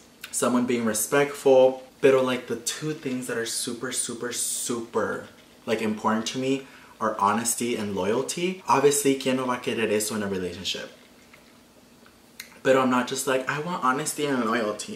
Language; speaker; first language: English; early bilingual, other home language; Spanish